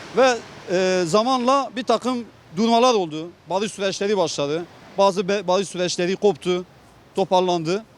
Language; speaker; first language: Turkish; non-native, local second language; Kurdish